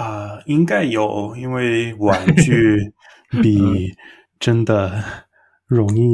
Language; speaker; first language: Chinese; non-native, learner; English